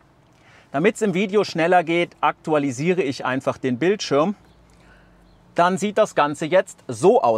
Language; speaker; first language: German; native; German